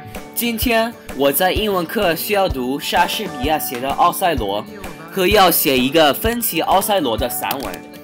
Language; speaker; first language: Chinese; non-native, fluent; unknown